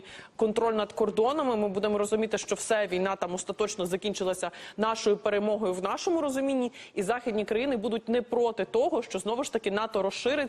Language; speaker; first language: Ukrainian; native; Ukrainian